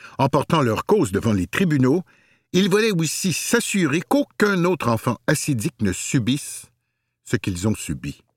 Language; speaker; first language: French; native; French